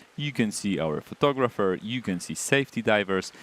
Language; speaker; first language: English; non-native, fluent; Polish